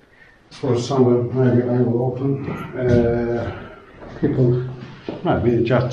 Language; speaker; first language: English; non-native, learner; Turkish